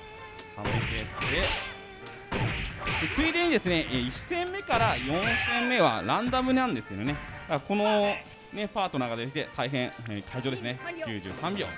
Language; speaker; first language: Japanese; native; Japanese